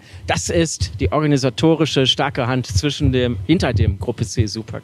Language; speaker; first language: German; native; German